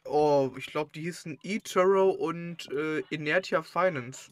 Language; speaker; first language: German; native; German